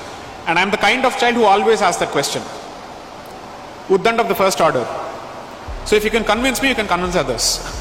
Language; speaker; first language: English; non-native, local second language; Tamil